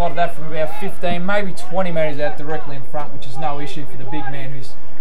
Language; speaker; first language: English; native; English